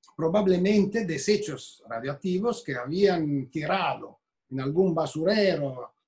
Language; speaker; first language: Spanish; non-native, fluent; Italian